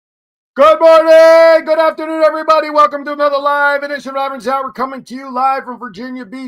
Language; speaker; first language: English; native; English